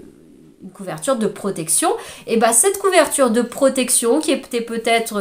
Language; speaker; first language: French; native; French